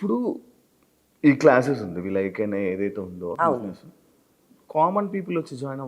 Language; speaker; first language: Telugu; native; Telugu